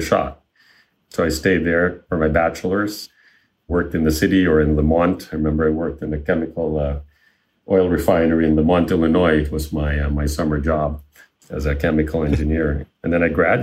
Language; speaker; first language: English; non-native, local second language; Filipino